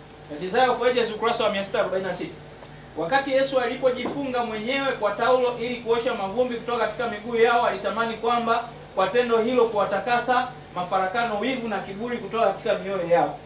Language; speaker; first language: Swahili; native; Swahili